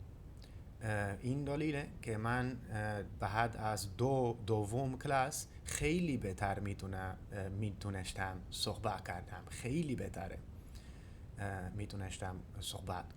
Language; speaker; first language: Persian; non-native, learner; Dutch